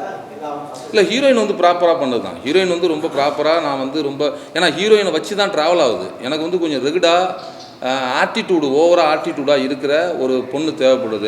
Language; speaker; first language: Tamil; native; Tamil